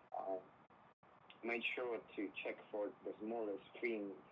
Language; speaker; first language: English; non-native, fluent; Spanish